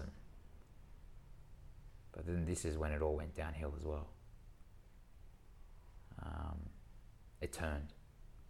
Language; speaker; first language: English; native; English